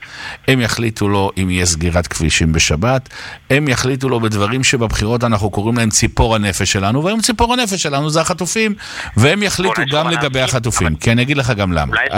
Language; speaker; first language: Hebrew; native; Hebrew